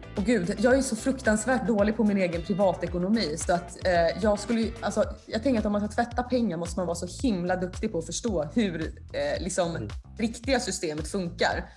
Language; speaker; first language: Swedish; early bilingual, other home language; Finnish